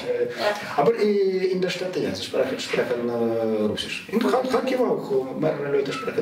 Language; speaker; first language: German; non-native, learner; Ukrainian